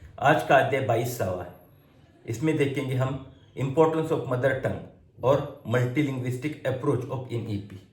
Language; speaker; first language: Hindi; non-native, local second language; Marathi